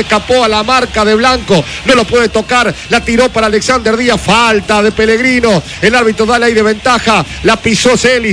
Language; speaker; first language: Spanish; native; Spanish